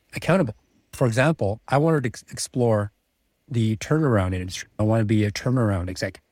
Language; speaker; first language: English; early bilingual, other home language; Czech